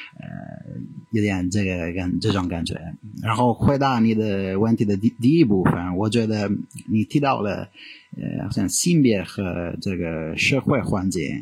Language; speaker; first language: Chinese; non-native, fluent; Italian